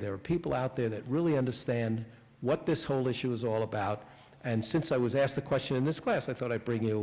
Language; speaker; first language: English; native; English